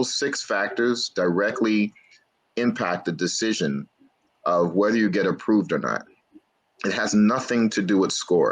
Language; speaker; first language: English; native; English